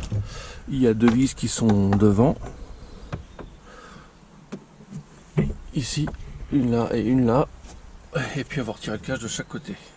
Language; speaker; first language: French; native; French